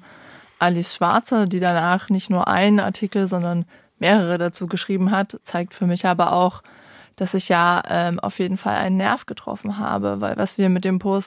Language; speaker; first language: German; native; German